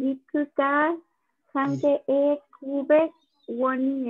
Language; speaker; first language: Korean; non-native, learner; Spanish